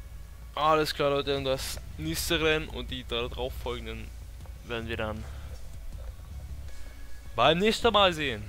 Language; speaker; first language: German; native; German